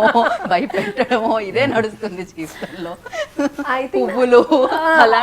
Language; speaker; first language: Telugu; native; Telugu